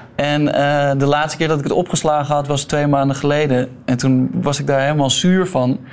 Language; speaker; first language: Dutch; native; Dutch